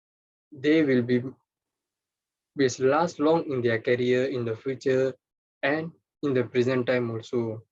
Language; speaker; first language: English; non-native, local second language; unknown